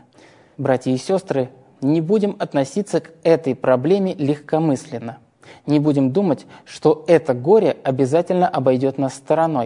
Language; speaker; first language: Russian; native; Russian